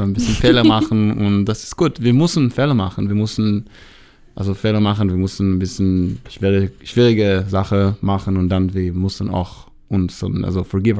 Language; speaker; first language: German; non-native, learner; Hebrew